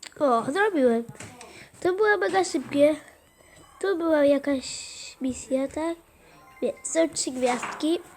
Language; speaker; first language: Polish; native; Polish